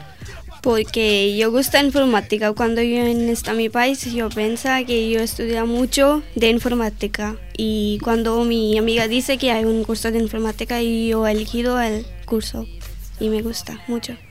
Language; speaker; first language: Spanish; non-native, learner; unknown